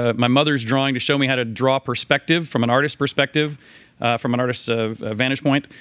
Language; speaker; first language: English; native; English